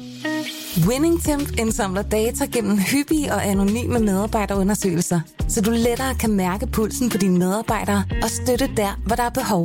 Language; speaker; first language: Danish; native; Danish